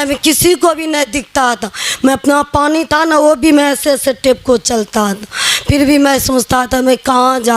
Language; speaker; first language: Hindi; non-native, local second language; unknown